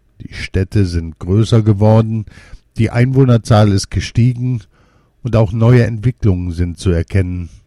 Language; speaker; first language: German; early bilingual, other home language; Polish